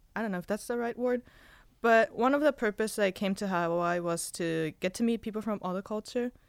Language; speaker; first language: English; non-native, fluent; Spanish